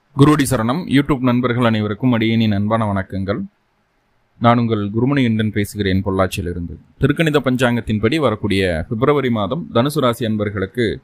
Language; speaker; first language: Tamil; native; Tamil